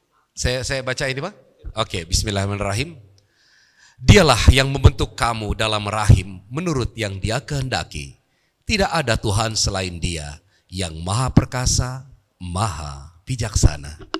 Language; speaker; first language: Indonesian; native; Indonesian